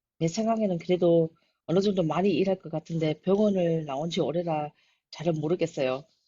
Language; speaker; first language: Korean; early bilingual, heritage; Korean